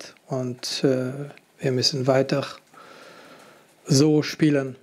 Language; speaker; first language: German; non-native, local second language; French